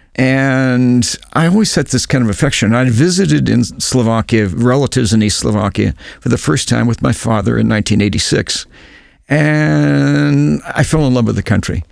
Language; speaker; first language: English; native; English